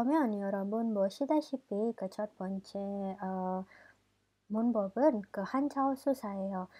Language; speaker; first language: Korean; non-native, fluent; Indonesian